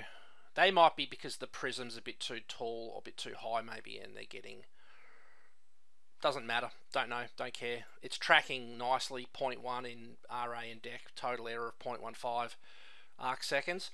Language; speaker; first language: English; native; English